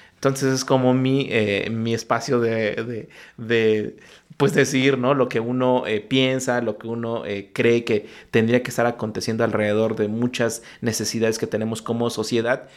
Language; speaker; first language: Spanish; non-native, local second language; Mixtepec Mixtec